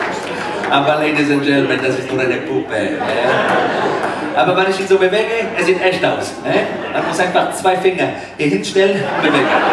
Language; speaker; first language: German; non-native, fluent; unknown